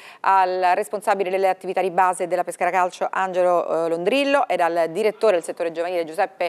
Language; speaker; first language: Italian; native; Italian